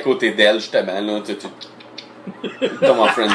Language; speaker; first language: French; native; French